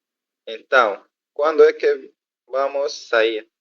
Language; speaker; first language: Portuguese; non-native, learner; Spanish